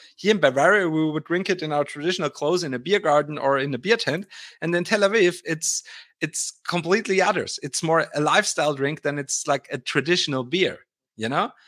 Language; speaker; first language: English; non-native, fluent; German